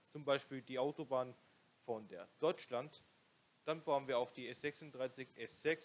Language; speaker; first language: German; non-native, local second language; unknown